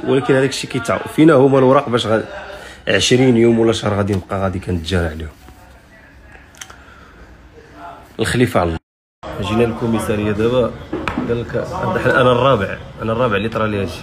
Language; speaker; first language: Arabic; native; Arabic